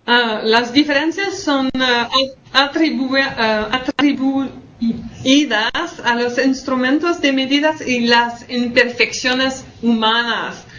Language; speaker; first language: Spanish; non-native, fluent; French